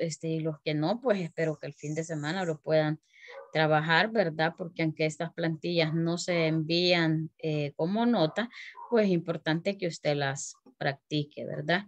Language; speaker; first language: Spanish; native; Spanish